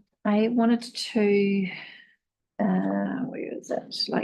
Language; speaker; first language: English; native; English